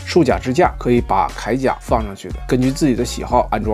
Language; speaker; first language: Chinese; native; Chinese